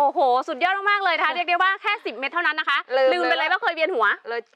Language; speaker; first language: Thai; native; Thai